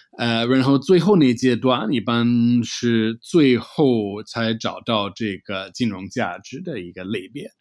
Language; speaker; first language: Chinese; non-native, fluent; English